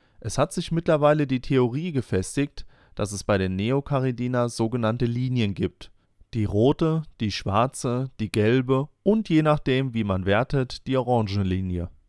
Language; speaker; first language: German; native; German